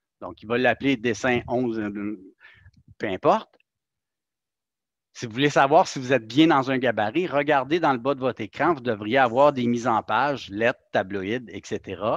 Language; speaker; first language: French; native; French